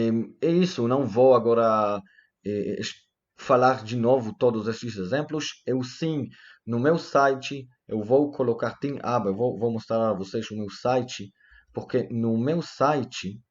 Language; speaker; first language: Portuguese; non-native, fluent; Hebrew